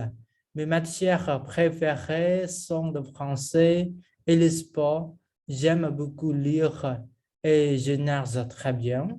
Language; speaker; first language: French; non-native, fluent; Khmer